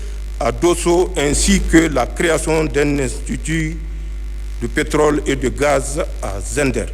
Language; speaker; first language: French; non-native, local second language; Hausa